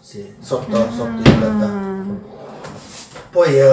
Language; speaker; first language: Italian; non-native, learner; Japanese